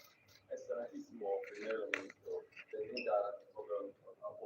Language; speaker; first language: Spanish; non-native, learner; Chinese